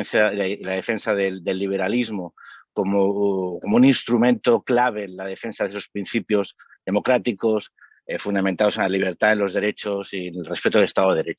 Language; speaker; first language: Spanish; native; Spanish